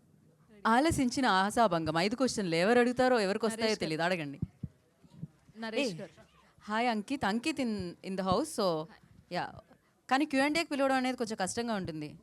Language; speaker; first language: Telugu; native; Telugu